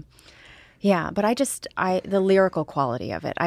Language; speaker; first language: English; native; English